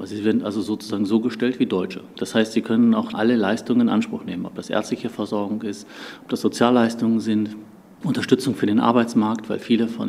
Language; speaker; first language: German; native; German